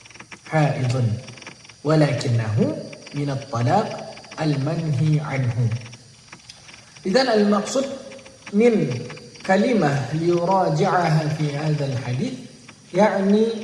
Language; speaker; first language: Arabic; non-native, learner; Indonesian